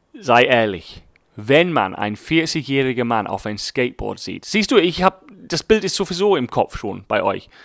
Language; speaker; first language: German; non-native, fluent; English